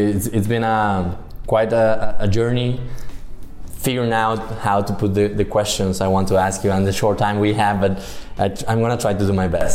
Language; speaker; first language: English; non-native, fluent; Spanish